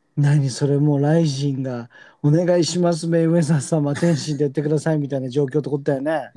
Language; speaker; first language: Japanese; native; Japanese